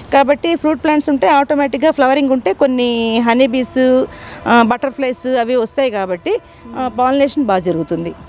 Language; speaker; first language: Telugu; native; Telugu